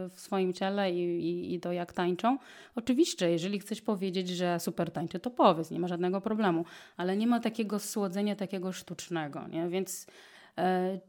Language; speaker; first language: Polish; non-native, fluent; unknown